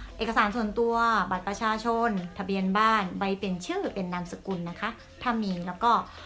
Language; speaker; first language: Thai; native; Thai